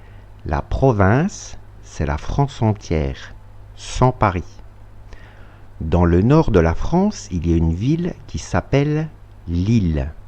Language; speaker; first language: French; non-native, fluent; Russian